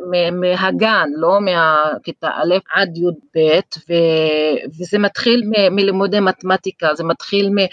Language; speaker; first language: Hebrew; non-native, local second language; Arabic